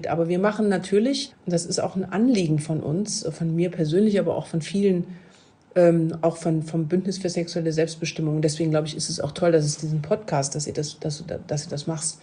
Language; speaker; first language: German; native; German